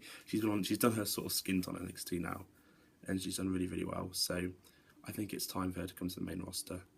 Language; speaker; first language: English; native; English